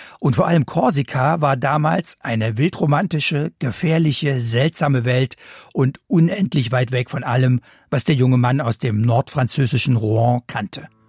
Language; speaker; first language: German; native; German